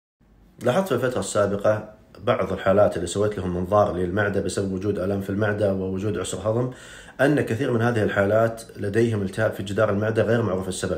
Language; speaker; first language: Arabic; native; Arabic